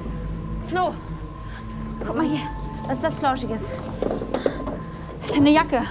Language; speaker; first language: German; native; German